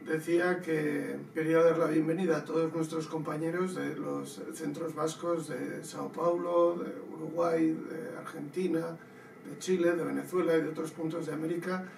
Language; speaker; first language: Spanish; non-native, local second language; Basque